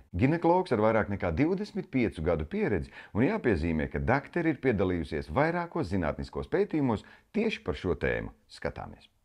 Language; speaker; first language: Latvian; native; Latvian